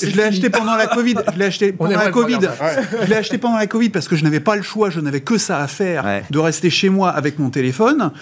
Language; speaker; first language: French; native; French